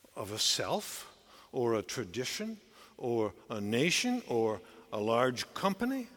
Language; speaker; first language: English; native; English